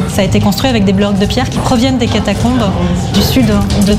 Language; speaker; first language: French; native; French